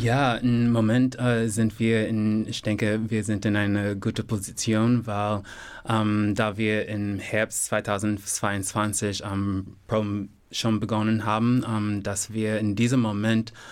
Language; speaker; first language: German; non-native, learner; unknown